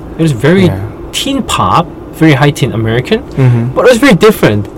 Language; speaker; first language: English; non-native, fluent; Korean